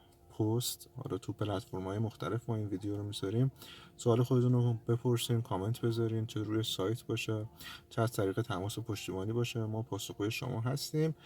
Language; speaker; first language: Persian; native; Persian